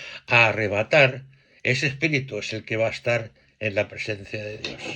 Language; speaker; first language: Spanish; native; Spanish